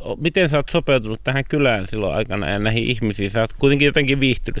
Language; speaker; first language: Finnish; native; Finnish